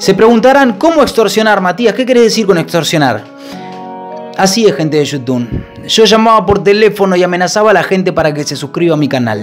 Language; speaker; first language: Spanish; native; Spanish